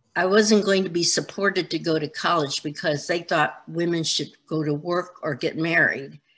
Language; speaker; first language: English; native; English